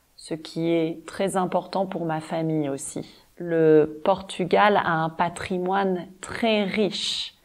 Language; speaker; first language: French; native; French